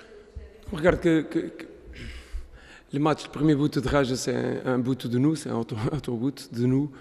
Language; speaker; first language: French; non-native, fluent; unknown